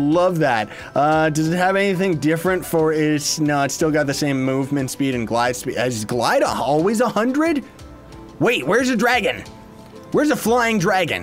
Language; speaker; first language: English; native; English